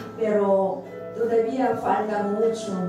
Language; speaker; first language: Spanish; non-native, learner; Korean